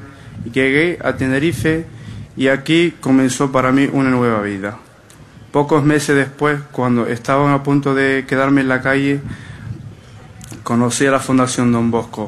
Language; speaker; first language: Spanish; non-native, fluent; Arabic